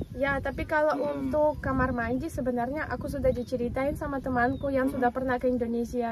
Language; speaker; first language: Indonesian; non-native, fluent; Russian